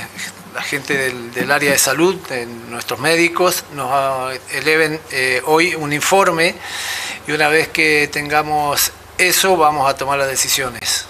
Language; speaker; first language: Spanish; native; Spanish